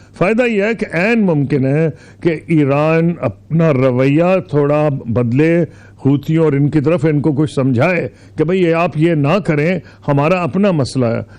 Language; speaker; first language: Urdu; non-native, local second language; Punjabi